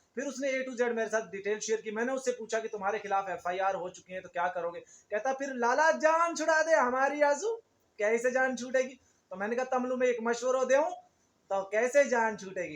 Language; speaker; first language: Urdu; non-native, local second language; Punjabi